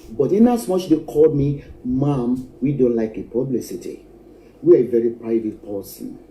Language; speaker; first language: English; non-native, local second language; Yoruba